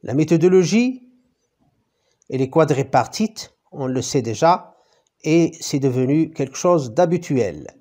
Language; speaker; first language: French; non-native, local second language; Arabic